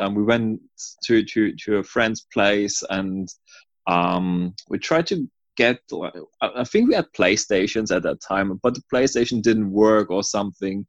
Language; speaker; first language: English; non-native, fluent; German